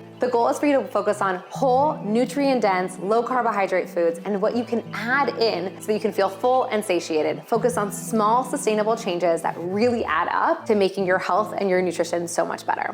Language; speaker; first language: English; native; English